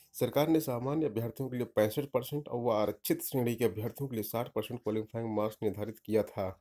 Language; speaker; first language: Hindi; native; Hindi